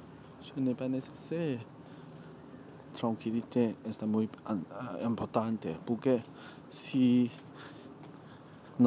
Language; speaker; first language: Spanish; non-native, learner; English